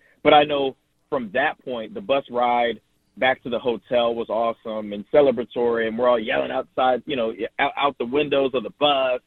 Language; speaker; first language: English; native; English